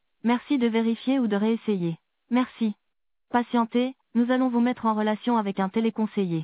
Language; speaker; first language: French; native; French